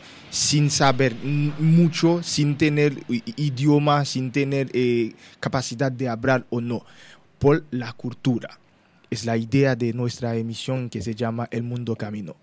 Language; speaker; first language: Spanish; non-native, learner; Haitian Creole